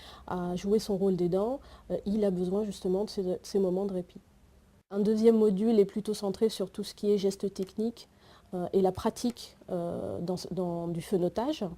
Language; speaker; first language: French; native; French